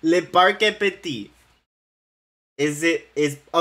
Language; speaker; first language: French; non-native, learner; English